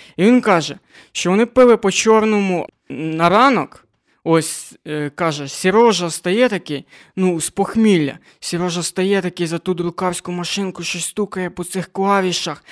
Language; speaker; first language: Ukrainian; non-native, local second language; Russian